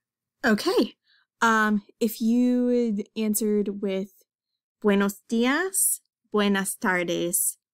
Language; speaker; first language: Spanish; non-native, fluent; English